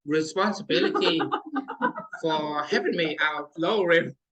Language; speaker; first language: English; non-native, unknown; Vietnamese